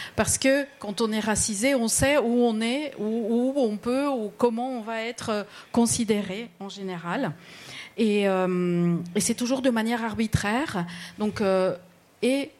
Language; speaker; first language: French; non-native, fluent; Spanish